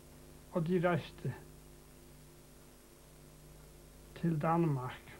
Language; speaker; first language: Danish; non-native, local second language; Faroese